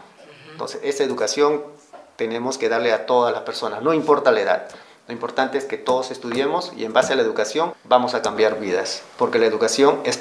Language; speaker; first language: Spanish; native; Spanish